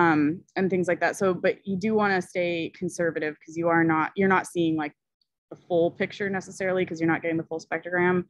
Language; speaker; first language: English; native; English